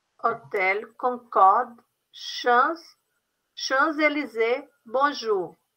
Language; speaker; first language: French; non-native, learner; Portuguese